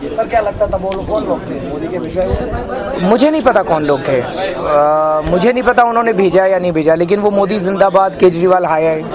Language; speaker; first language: Hindi; native; Hindi